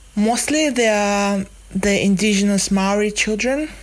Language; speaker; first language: English; non-native, fluent; Russian